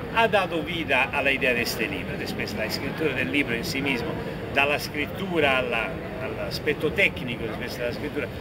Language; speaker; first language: Spanish; non-native, fluent; Italian